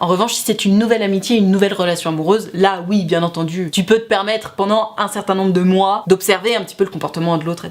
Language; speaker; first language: French; native; French